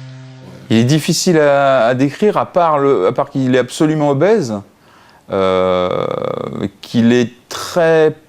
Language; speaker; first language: French; native; French